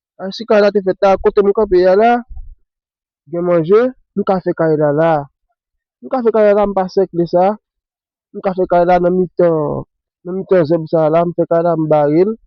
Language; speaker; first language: Haitian Creole; native; Haitian Creole